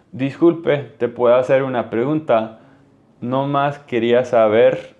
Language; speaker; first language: Spanish; non-native, learner; English